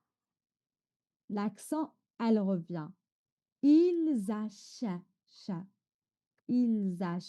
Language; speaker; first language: French; non-native, fluent; Chinese